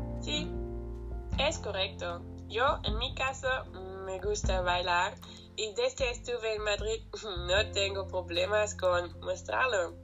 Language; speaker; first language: Spanish; non-native, learner; German